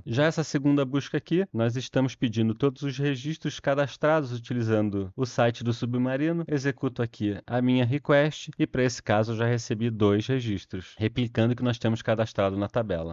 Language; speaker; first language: Portuguese; native; Portuguese